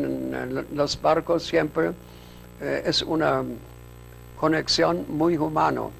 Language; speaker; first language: Spanish; non-native, fluent; German